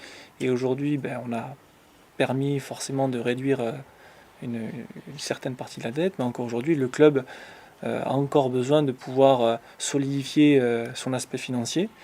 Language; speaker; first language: French; native; French